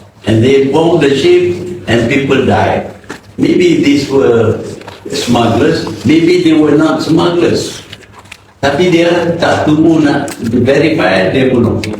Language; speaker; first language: English; non-native, local second language; Malay